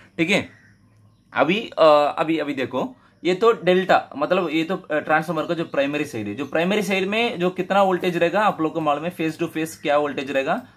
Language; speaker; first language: Hindi; non-native, local second language; Tamil